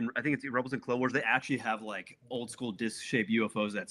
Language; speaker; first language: English; native; English